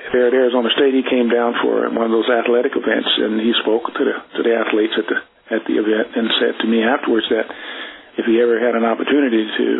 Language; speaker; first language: English; native; English